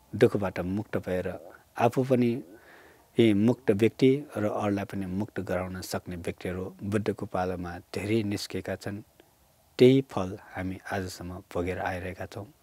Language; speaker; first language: Nepali; non-native, local second language; Newari